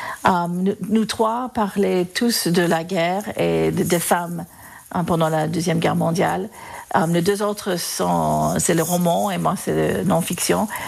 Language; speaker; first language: French; non-native, fluent; English